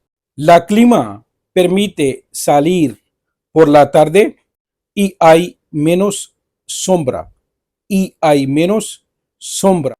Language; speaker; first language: Spanish; non-native, fluent; Urdu